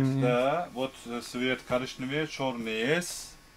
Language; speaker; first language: Russian; non-native, learner; Turkish